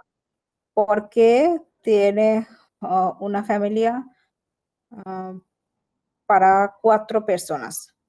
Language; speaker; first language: Spanish; non-native, learner; Bangla